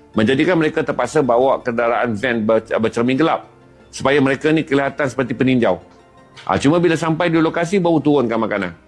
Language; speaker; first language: Malay; native; Malay